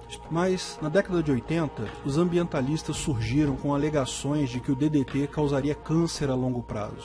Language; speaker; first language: Portuguese; native; Portuguese